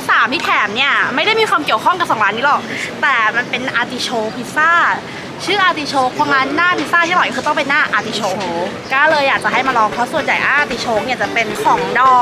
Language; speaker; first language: Thai; native; Thai